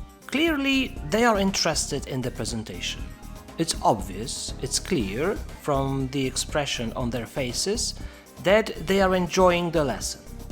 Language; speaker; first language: English; non-native, fluent; Polish